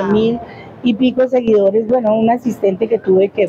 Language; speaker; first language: Spanish; native; Spanish